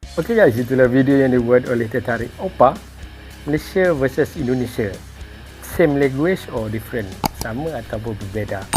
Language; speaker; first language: Malay; native; Malay